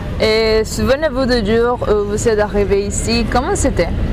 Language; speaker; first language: French; non-native, learner; Spanish